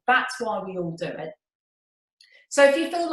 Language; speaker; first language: English; native; English